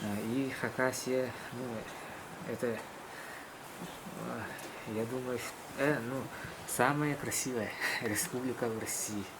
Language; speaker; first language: Russian; non-native, local second language; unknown